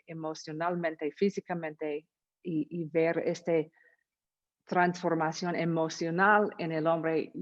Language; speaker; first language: Spanish; non-native, fluent; English